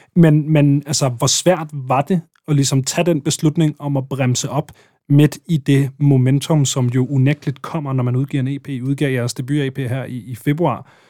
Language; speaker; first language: Danish; native; Danish